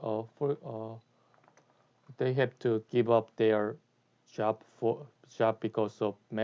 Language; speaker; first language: English; non-native, learner; Korean